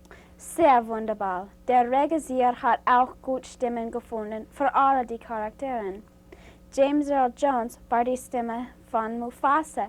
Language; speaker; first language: German; non-native, learner; English